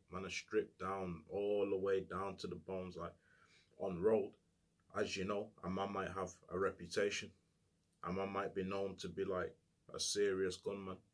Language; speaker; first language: English; native; English